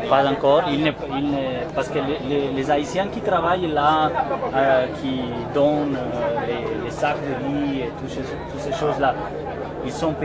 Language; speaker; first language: French; non-native, learner; Italian